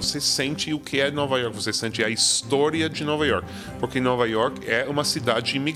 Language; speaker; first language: Portuguese; non-native, fluent; English